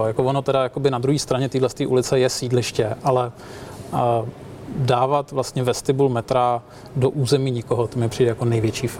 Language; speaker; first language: Czech; native; Czech